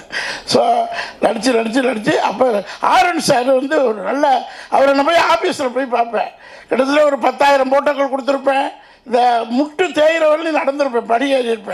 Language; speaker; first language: Tamil; native; Tamil